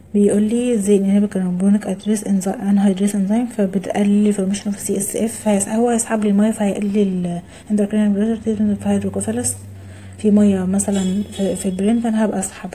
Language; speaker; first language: Arabic; native; Arabic